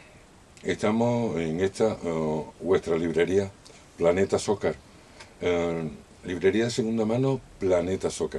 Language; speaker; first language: Spanish; native; Spanish